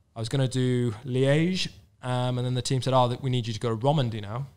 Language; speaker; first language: English; native; English